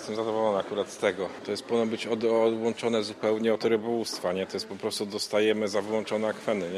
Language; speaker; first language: Polish; native; Polish